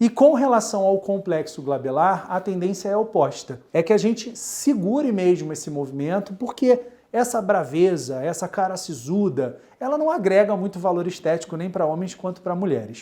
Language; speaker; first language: Portuguese; native; Portuguese